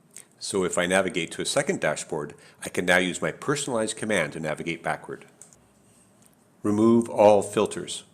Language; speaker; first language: English; native; English